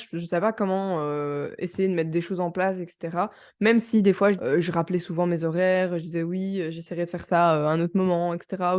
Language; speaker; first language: French; native; French